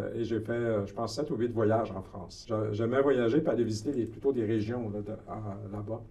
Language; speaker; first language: French; native; French